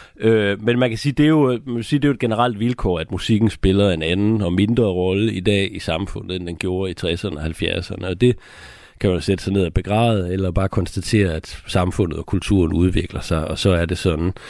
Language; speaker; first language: Danish; native; Danish